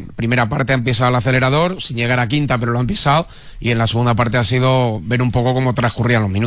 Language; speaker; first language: Spanish; native; Spanish